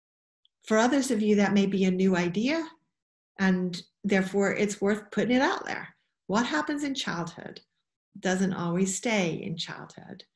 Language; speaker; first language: English; native; English